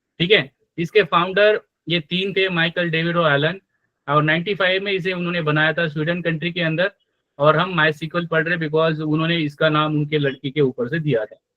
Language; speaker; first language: Hindi; non-native, local second language; Marathi